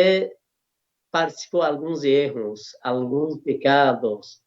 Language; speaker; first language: Portuguese; non-native, learner; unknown